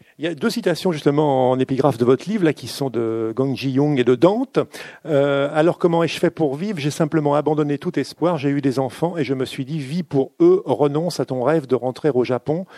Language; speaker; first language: French; native; French